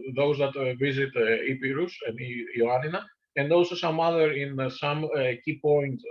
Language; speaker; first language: English; non-native, fluent; Greek